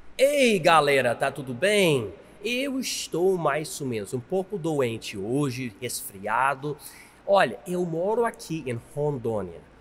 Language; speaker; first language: Portuguese; non-native, fluent; English